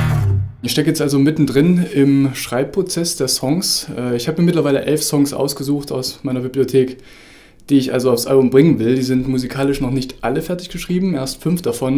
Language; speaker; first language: German; native; German